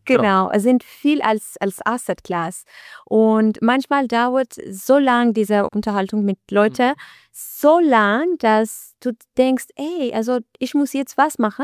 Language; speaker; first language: German; non-native, learner; Albanian